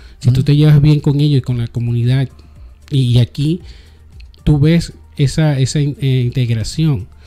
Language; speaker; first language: Spanish; native; Spanish